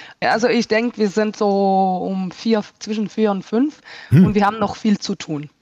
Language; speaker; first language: German; non-native, fluent; Hebrew